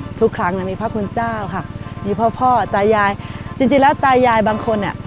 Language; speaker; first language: Thai; native; Thai